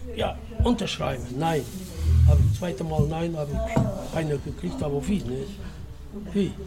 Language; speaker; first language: German; non-native, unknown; Portuguese